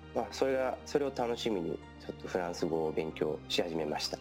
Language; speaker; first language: Japanese; native; Japanese